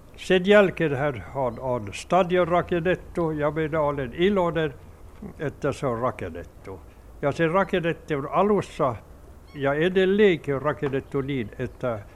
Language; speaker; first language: Finnish; non-native, local second language; Swedish